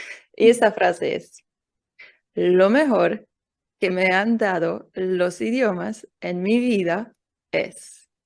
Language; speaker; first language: Spanish; non-native, learner; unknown